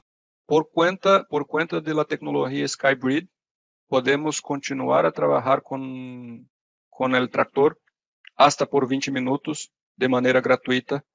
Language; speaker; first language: Spanish; non-native, fluent; Portuguese